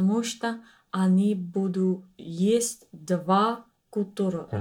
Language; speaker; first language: Russian; non-native, learner; English